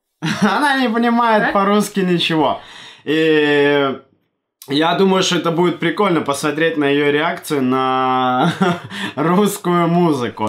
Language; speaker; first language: Russian; native; Russian